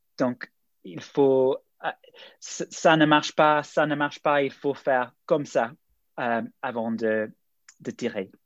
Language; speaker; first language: French; non-native, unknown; English